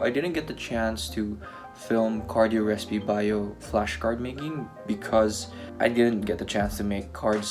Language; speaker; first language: English; non-native, local second language; Filipino